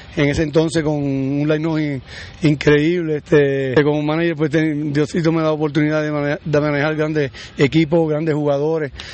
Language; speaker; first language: Spanish; native; Spanish